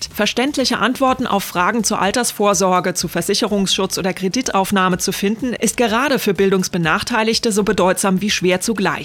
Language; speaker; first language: German; native; German